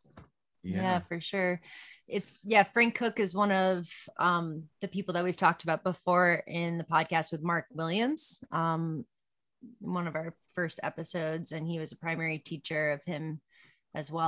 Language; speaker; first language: English; native; English